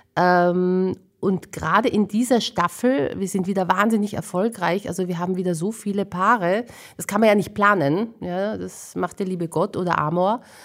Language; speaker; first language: German; native; German